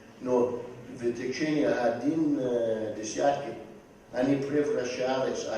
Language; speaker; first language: Russian; non-native, fluent; English